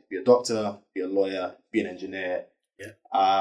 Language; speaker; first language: English; native; English